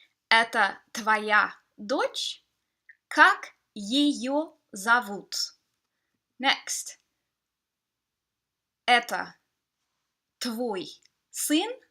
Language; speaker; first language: Russian; non-native, fluent; English